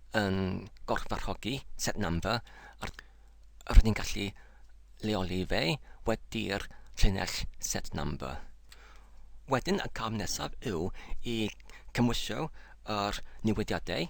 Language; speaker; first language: Welsh; non-native, learner; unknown